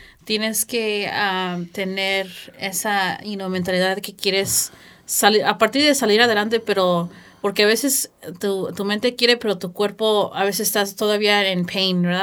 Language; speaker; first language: Spanish; early bilingual, heritage; Spanish